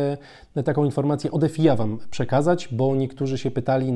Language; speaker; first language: Polish; native; Polish